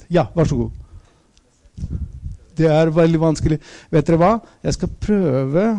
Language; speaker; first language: Norwegian; non-native, fluent; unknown